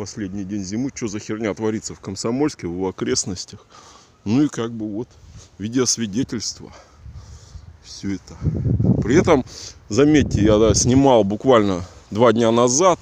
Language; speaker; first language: Russian; native; Russian